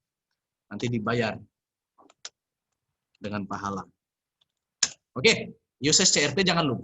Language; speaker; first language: Indonesian; native; Indonesian